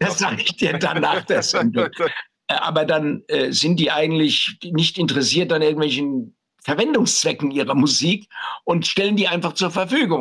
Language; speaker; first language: German; native; German